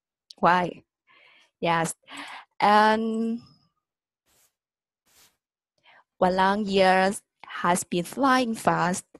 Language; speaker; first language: English; non-native, learner; Vietnamese